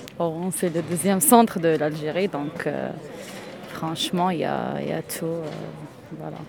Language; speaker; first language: French; non-native, local second language; Arabic